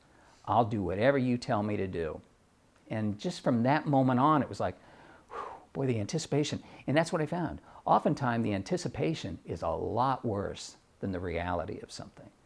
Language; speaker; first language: English; native; English